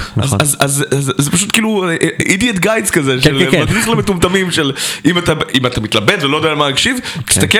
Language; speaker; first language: Hebrew; native; Hebrew